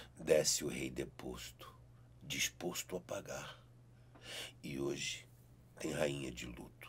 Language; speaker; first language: Portuguese; early bilingual, heritage; Portuguese